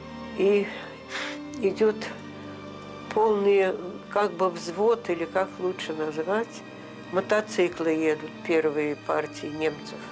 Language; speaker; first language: Russian; native; Russian